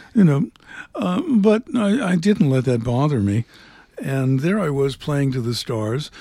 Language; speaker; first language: English; native; English